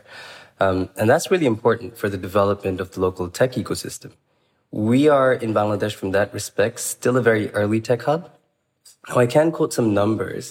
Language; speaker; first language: English; non-native, local second language; Bangla